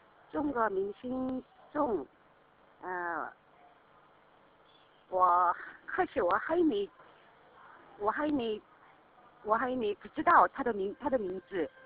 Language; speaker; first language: Chinese; non-native, learner; Korean